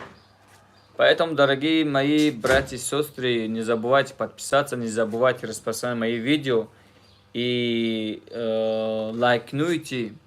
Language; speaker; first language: Russian; non-native, learner; Tajik